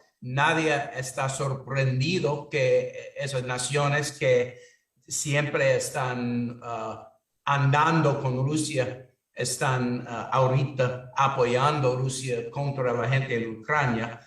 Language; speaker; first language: Spanish; non-native, fluent; English